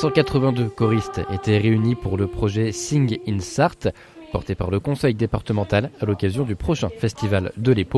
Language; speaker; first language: French; native; French